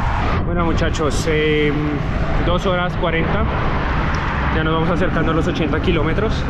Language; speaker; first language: Spanish; native; Spanish